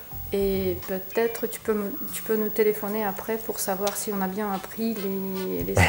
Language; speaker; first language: French; non-native, fluent; Ukrainian